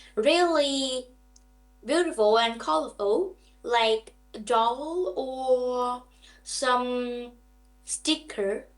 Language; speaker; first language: English; non-native, learner; Vietnamese